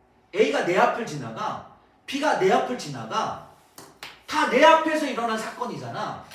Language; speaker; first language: Korean; native; Korean